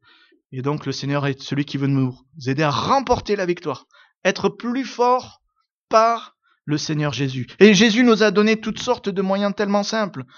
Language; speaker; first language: French; native; French